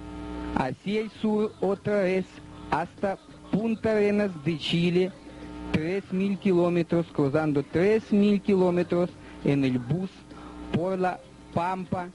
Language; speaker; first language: Spanish; non-native, fluent; Russian